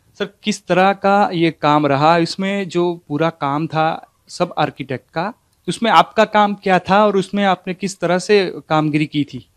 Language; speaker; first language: Hindi; non-native, local second language; Gujarati